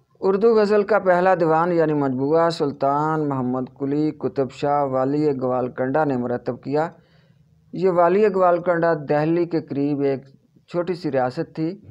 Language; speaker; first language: Urdu; non-native, local second language; Punjabi